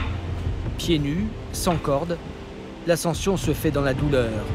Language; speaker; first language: French; native; French